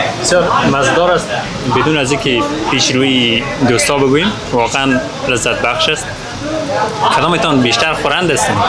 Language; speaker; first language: Persian; native; Persian